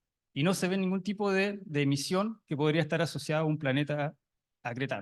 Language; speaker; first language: Spanish; native; Spanish